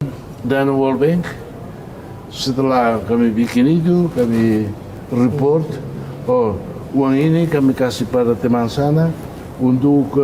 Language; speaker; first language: Indonesian; non-native, fluent; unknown